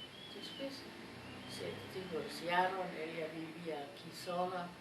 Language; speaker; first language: Spanish; non-native, fluent; German